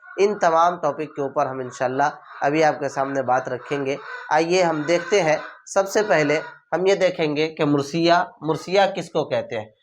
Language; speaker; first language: Urdu; native; Urdu